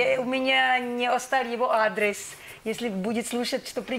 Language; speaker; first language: Russian; non-native, learner; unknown